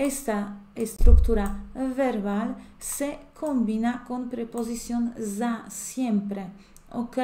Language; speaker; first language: Spanish; non-native, fluent; Polish